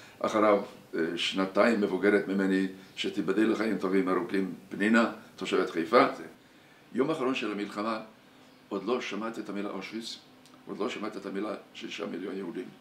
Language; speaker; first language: Hebrew; non-native, fluent; Hungarian